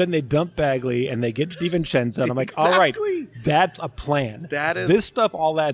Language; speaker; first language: English; native; English